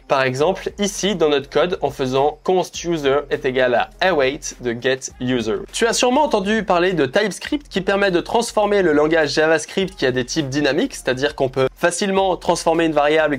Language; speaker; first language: French; native; French